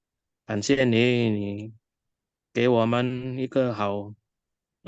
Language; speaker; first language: Chinese; non-native, learner; Indonesian